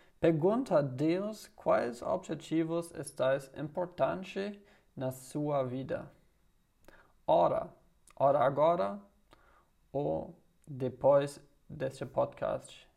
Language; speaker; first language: Portuguese; non-native, learner; German